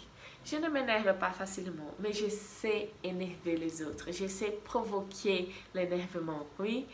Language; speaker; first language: French; non-native, fluent; Portuguese